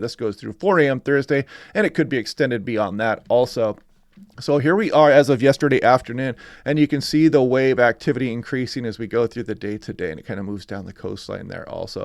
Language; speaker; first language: English; native; English